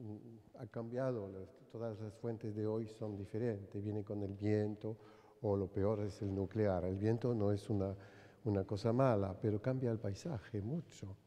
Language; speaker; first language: Spanish; non-native, fluent; French